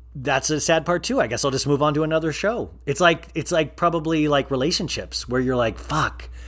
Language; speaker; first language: English; native; English